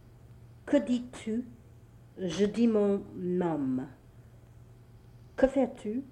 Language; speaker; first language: French; non-native, learner; English